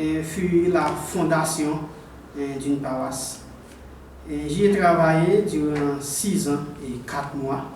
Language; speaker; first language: French; non-native, local second language; Haitian Creole